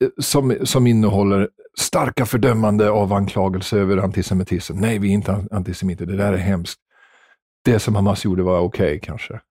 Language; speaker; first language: Swedish; non-native, fluent; English